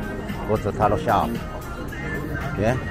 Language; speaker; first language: English; non-native, learner; Korean